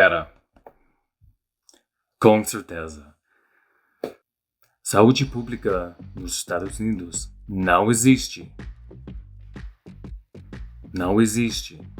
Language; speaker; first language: Portuguese; non-native, fluent; English